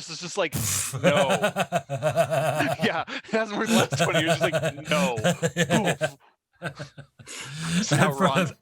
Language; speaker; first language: English; native; English